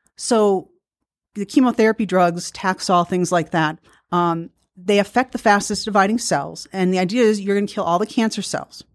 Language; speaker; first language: English; native; English